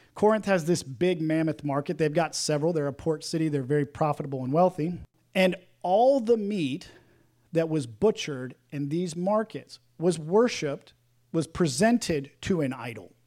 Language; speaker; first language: English; native; English